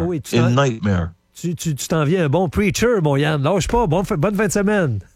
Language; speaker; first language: French; native; French